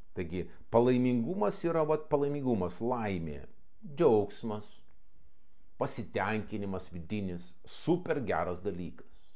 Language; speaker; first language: Lithuanian; non-native, local second language; Russian